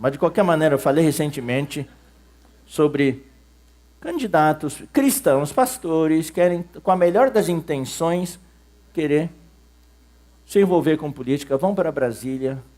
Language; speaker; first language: Portuguese; early bilingual, other home language; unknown